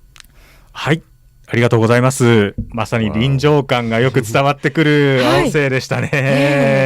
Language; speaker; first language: Japanese; native; Japanese